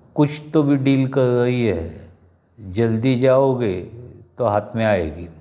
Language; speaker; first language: Hindi; non-native, local second language; Marathi